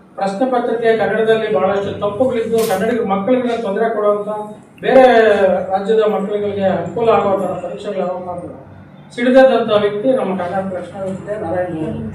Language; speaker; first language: Kannada; native; Kannada